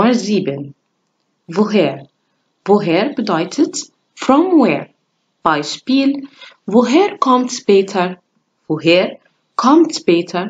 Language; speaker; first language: German; non-native, fluent; Arabic